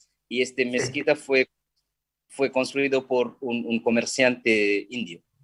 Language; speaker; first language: Spanish; non-native, fluent; Sinhala